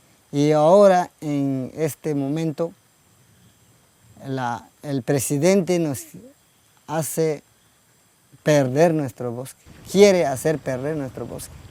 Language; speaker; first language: Spanish; non-native, local second language; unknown